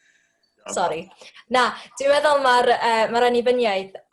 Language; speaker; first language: Welsh; non-native, learner; English